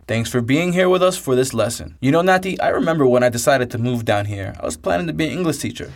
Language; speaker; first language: English; native; English